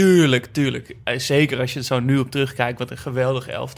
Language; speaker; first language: Dutch; native; Dutch